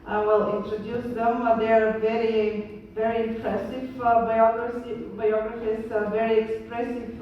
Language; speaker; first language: English; non-native, fluent; Bulgarian